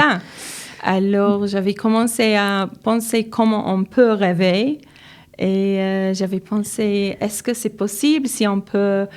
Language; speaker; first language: French; non-native, learner; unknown